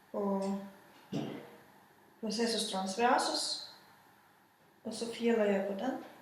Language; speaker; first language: Danish; non-native, fluent; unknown